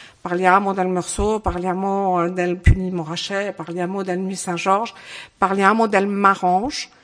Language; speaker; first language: Italian; non-native, learner; French